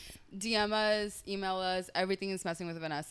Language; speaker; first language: English; early bilingual, other home language; Spanish